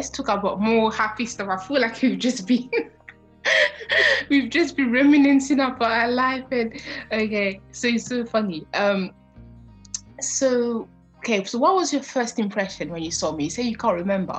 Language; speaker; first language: English; non-native, fluent; French